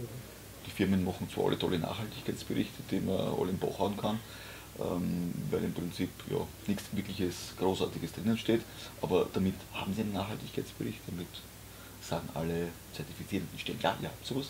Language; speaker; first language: German; native; German